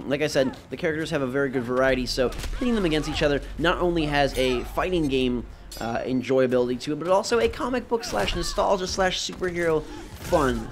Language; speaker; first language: English; native; English